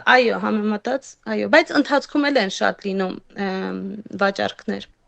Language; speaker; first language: Armenian; native; Armenian